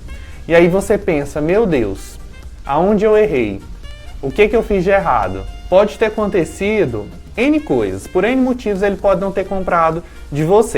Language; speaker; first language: Portuguese; native; Portuguese